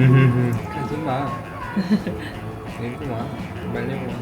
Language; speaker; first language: Korean; non-native, learner; Russian